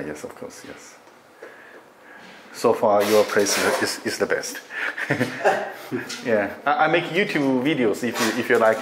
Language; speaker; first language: English; non-native, learner; Chinese